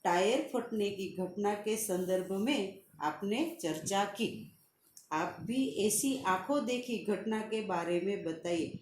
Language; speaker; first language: Hindi; non-native, local second language; Gujarati